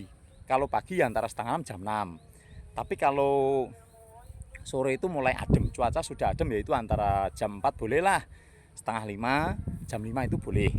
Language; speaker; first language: Indonesian; non-native, local second language; Javanese